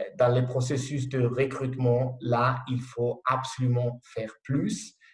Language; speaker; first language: French; non-native, local second language; Italian